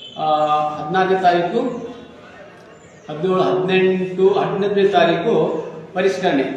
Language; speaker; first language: Kannada; non-native, local second language; Urdu